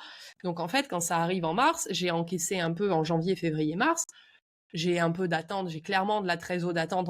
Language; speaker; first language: French; native; French